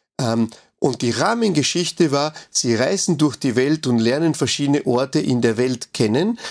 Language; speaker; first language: German; non-native, fluent; Spanish